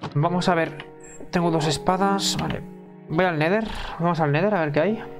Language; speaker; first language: Spanish; native; Spanish